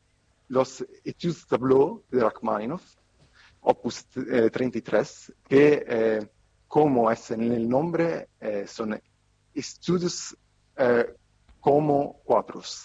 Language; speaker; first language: Spanish; non-native, fluent; Italian